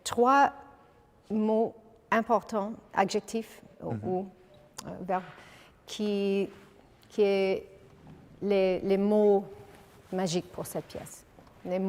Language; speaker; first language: French; non-native, fluent; English